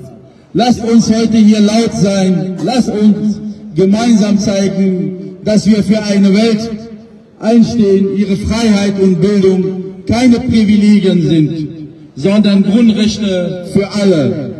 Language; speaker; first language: German; non-native, fluent; Pashto